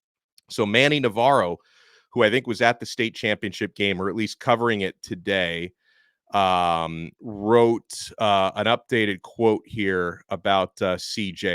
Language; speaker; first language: English; native; English